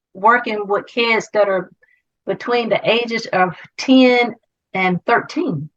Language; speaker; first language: English; native; English